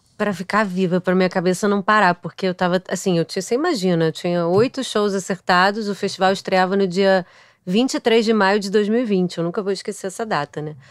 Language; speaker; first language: Portuguese; native; Portuguese